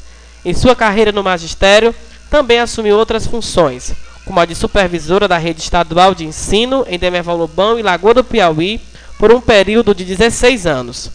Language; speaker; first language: Portuguese; native; Portuguese